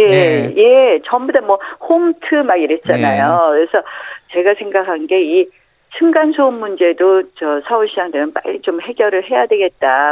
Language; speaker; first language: Korean; native; Korean